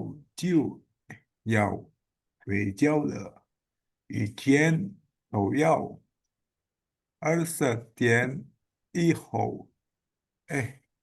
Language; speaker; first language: Chinese; non-native, learner; Indonesian